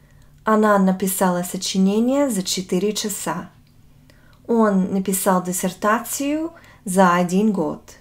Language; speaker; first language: Russian; non-native, fluent; English